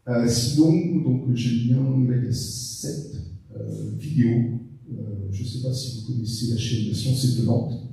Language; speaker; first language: French; native; French